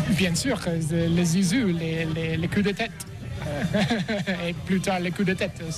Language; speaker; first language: French; non-native, learner; English